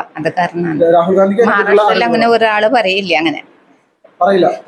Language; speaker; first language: Malayalam; non-native, fluent; Marathi